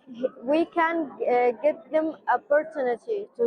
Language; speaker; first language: English; non-native, learner; Turkish